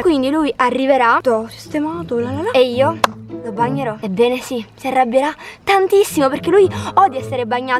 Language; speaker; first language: Italian; native; Italian